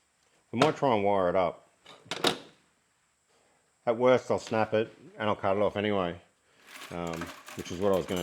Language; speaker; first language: English; native; English